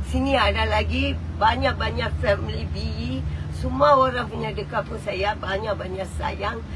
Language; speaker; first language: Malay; non-native, local second language; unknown